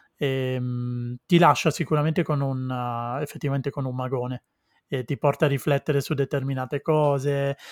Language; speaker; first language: Italian; native; Italian